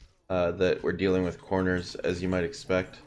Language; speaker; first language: English; native; English